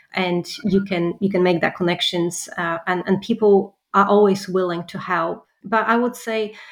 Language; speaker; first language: English; non-native, fluent; Polish